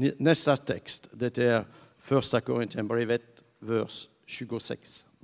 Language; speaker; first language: Swedish; non-native, fluent; French